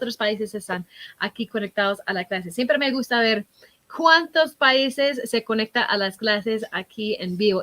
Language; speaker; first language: Spanish; non-native, fluent; English